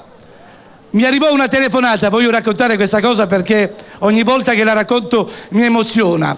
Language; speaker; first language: Italian; native; Italian